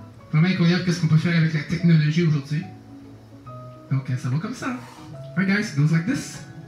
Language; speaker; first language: French; native; French